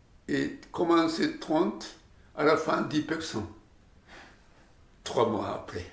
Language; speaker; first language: French; non-native, learner; Japanese